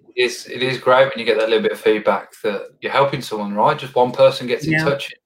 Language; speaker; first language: English; native; English